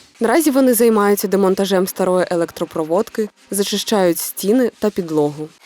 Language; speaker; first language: Ukrainian; native; Ukrainian